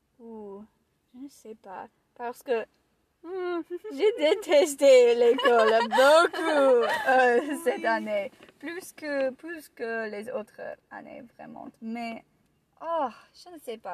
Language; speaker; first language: French; non-native, learner; English